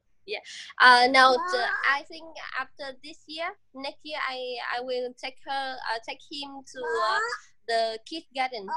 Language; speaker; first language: English; non-native, learner; Vietnamese